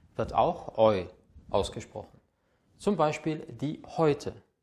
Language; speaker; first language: German; native; German